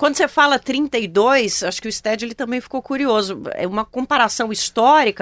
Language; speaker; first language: Portuguese; native; Portuguese